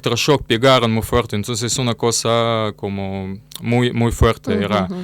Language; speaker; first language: Spanish; non-native, learner; Russian